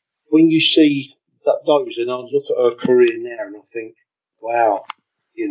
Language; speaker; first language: English; native; English